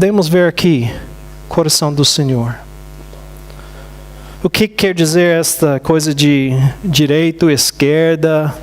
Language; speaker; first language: Portuguese; non-native, fluent; English